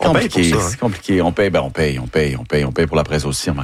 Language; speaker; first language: French; native; French